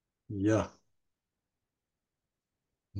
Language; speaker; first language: German; non-native, learner; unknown